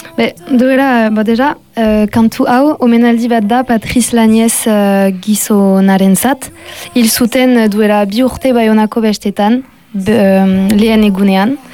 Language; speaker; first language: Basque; non-native, local second language; French